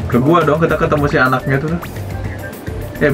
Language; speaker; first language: Indonesian; native; Indonesian